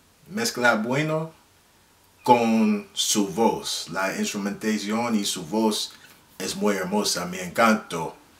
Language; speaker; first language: Spanish; non-native, learner; English